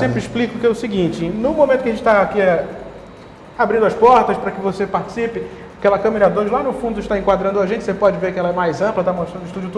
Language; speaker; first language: Portuguese; native; Portuguese